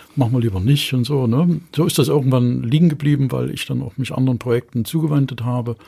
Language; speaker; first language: German; native; German